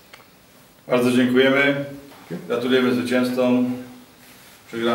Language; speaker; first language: Polish; native; Polish